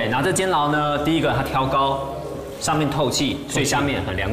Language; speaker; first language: Chinese; native; Chinese